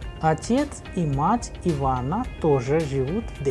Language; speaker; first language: Russian; non-native, fluent; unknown